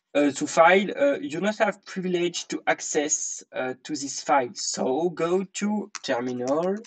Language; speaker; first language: English; non-native, learner; French